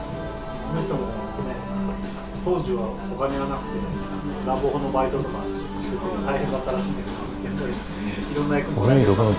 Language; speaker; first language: Japanese; native; Japanese